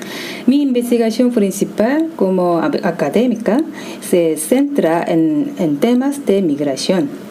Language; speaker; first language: Spanish; non-native, fluent; Korean